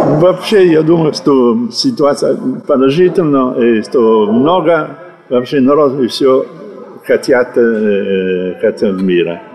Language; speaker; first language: Russian; non-native, learner; Italian